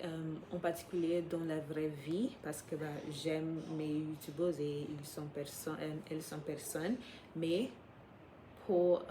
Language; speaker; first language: French; non-native, fluent; English